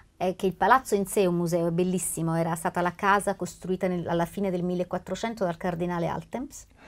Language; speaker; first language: Italian; native; Italian